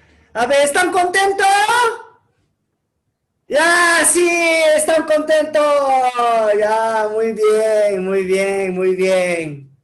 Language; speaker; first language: Spanish; non-native, learner; Korean